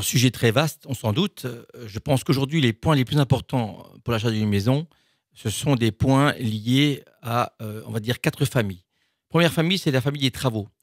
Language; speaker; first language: French; native; French